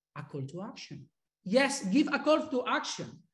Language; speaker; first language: English; non-native, fluent; Spanish